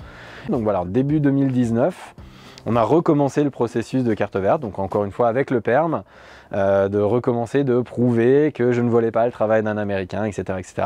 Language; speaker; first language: French; native; French